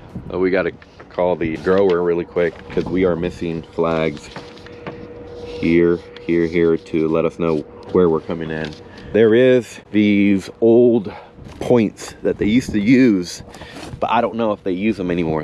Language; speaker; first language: English; early bilingual, other home language; Spanish